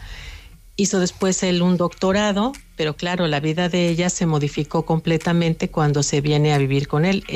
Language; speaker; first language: Spanish; native; Spanish